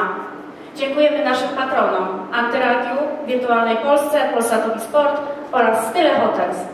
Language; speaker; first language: Polish; native; Polish